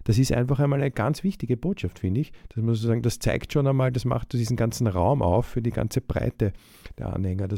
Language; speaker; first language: German; native; German